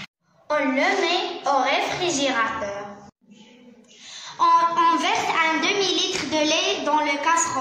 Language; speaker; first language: French; non-native, learner; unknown